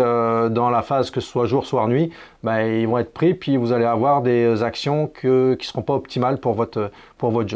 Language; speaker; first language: French; native; French